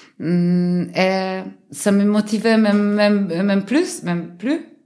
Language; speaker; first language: French; non-native, learner; Polish